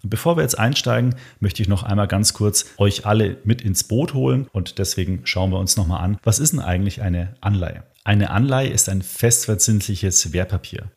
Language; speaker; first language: German; native; German